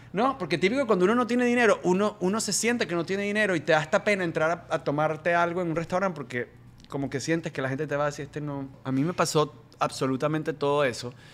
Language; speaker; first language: Spanish; native; Spanish